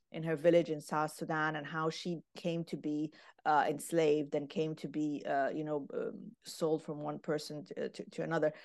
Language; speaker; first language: English; non-native, fluent; Arabic